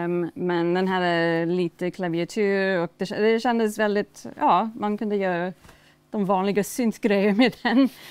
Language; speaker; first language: Swedish; non-native, fluent; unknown